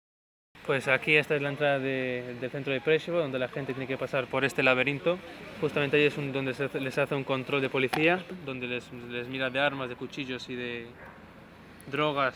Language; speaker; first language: Spanish; native; Spanish